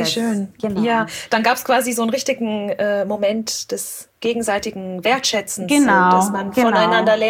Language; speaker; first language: German; native; German